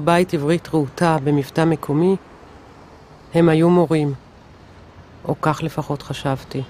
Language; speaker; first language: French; non-native, fluent; Hebrew